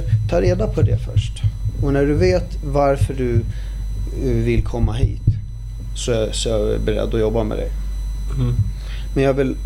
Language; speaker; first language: Swedish; early bilingual, other home language; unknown